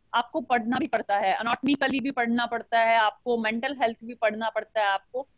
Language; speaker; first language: Hindi; native; Hindi